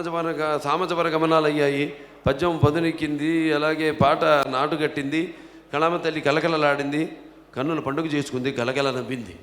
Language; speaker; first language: Telugu; native; Telugu